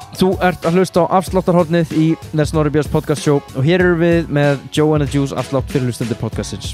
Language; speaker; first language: Icelandic; native; Icelandic